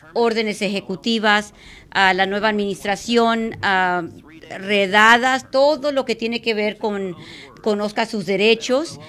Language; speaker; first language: Spanish; native; Spanish